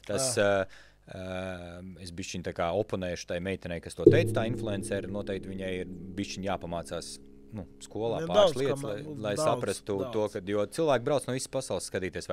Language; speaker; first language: Latvian; native; Latvian